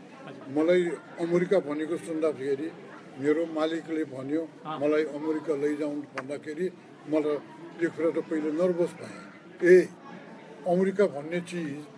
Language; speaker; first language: Nepali; non-native, local second language; Newari